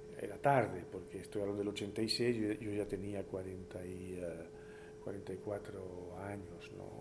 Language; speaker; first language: Spanish; early bilingual, heritage; Spanish